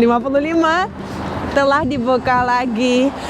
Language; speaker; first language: Indonesian; non-native, fluent; Russian